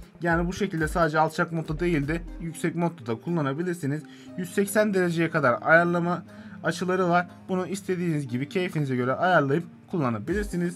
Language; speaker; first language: Turkish; native; Turkish